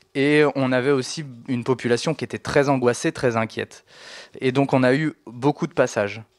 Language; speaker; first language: French; native; French